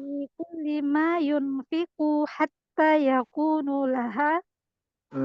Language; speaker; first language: Arabic; non-native, learner; Indonesian